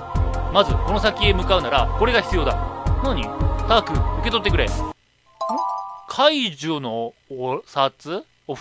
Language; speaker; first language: Japanese; native; Japanese